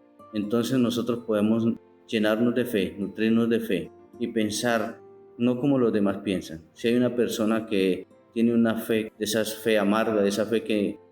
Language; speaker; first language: Spanish; native; Spanish